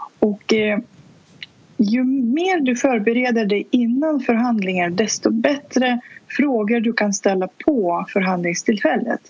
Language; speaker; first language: Swedish; non-native, fluent; Russian